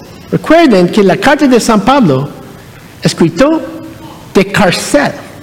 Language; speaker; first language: Spanish; non-native, learner; English